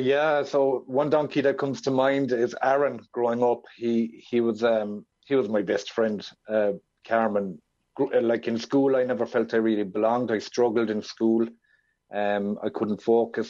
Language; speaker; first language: English; native; English